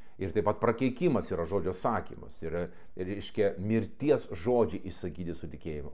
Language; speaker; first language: Lithuanian; non-native, local second language; Russian